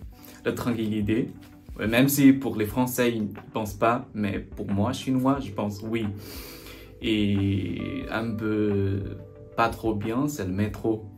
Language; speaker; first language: French; non-native, learner; Chinese